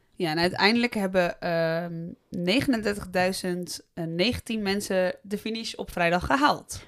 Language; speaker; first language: Dutch; native; Dutch